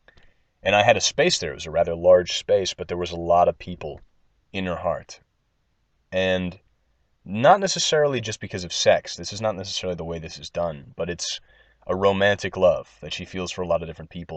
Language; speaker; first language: English; native; English